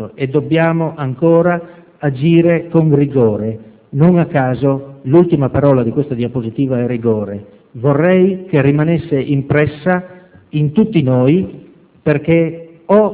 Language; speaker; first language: Italian; native; Italian